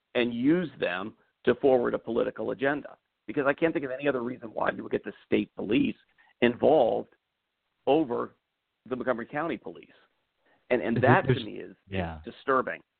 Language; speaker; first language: English; native; English